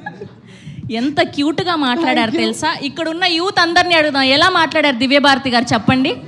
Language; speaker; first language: Telugu; native; Telugu